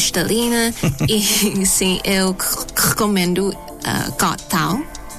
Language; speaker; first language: Portuguese; non-native, fluent; Thai